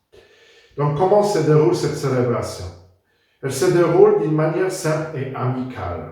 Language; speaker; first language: French; non-native, fluent; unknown